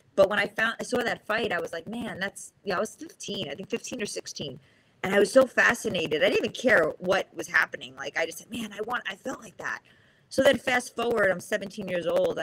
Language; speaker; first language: English; native; English